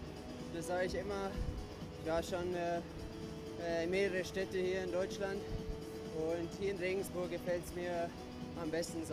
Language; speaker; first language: German; non-native, fluent; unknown